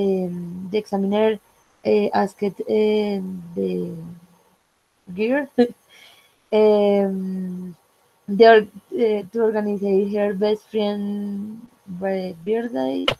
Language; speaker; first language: English; non-native, learner; Spanish